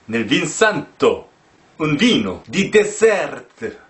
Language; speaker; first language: Italian; non-native, learner; Korean